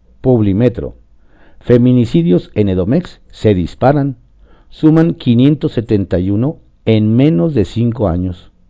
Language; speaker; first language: Spanish; native; Spanish